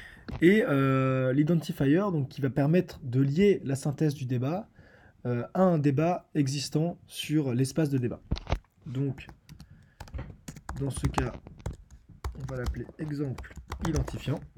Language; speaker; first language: French; native; French